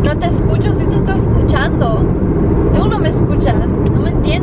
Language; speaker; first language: Spanish; early bilingual, heritage; Spanish